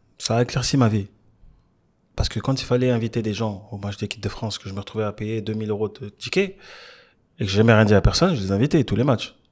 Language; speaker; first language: French; native; French